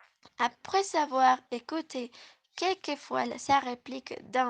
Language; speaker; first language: French; non-native, learner; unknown